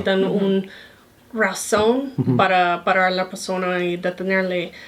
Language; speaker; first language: Spanish; non-native, fluent; English